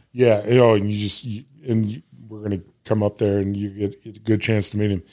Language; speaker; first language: English; native; English